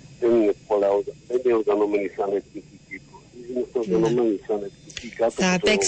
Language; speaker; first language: Greek; non-native, learner; Slovak